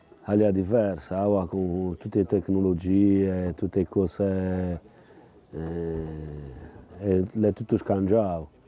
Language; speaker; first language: Italian; non-native, local second language; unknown